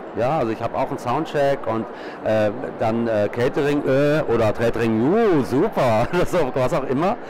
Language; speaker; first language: German; native; German